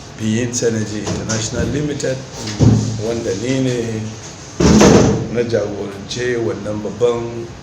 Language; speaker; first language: Hausa; non-native, local second language; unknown